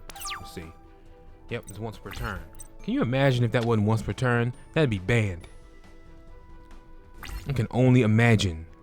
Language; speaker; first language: English; native; English